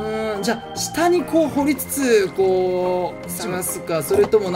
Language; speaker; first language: Japanese; native; Japanese